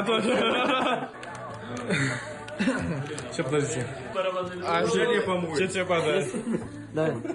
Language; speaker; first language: Russian; non-native, local second language; Tatar